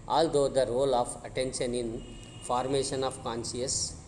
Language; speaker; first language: English; non-native, local second language; Kannada